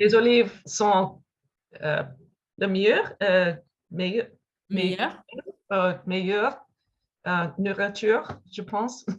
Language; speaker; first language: French; non-native, learner; English